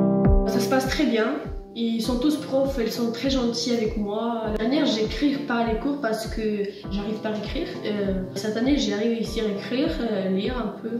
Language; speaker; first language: French; non-native, learner; Ukrainian